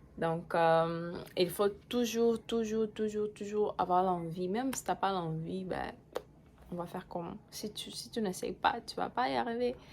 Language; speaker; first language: French; non-native, fluent; Portuguese